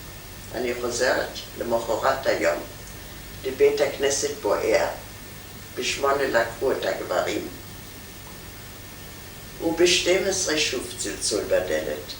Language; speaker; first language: Hebrew; non-native, fluent; German